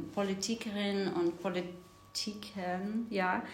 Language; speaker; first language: German; non-native, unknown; Ukrainian